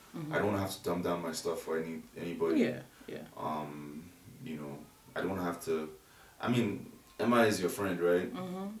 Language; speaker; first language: English; non-native, local second language; Yoruba